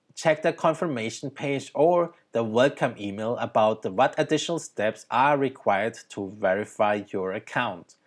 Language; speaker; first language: English; early bilingual, other home language; Thai